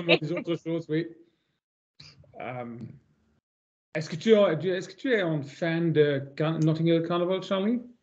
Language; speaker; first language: French; non-native, learner; German